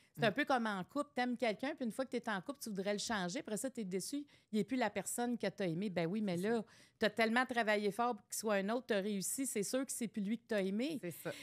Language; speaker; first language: French; native; French